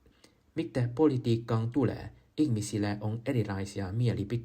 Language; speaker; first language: Finnish; non-native, learner; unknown